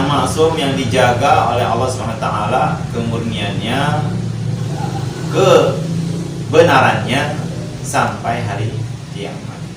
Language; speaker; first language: Indonesian; native; Indonesian